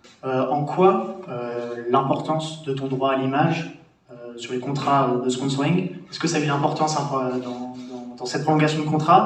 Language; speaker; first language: French; native; French